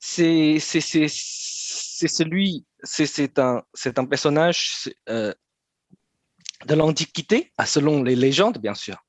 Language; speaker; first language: French; non-native, fluent; Chinese